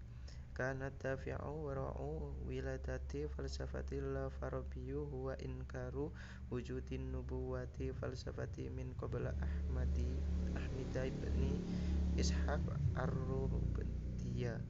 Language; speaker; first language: Arabic; non-native, learner; Indonesian